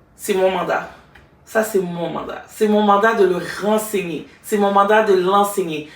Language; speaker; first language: French; native; French